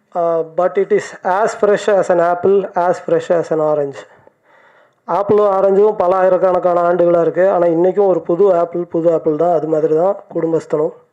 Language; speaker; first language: Tamil; native; Tamil